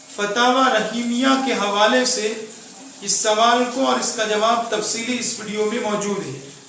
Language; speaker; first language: Urdu; non-native, local second language; Gujarati